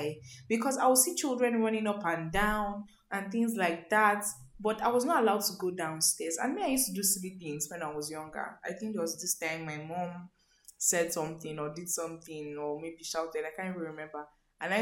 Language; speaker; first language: English; non-native, local second language; Igbo